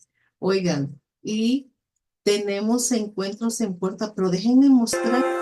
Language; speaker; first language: Spanish; native; Spanish